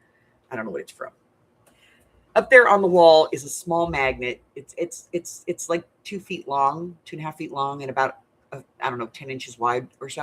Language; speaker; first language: English; native; English